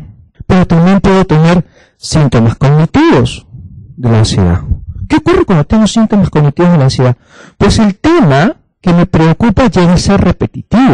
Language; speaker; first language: Spanish; native; Spanish